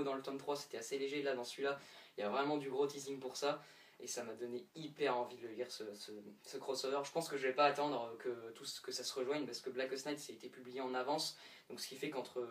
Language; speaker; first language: French; native; French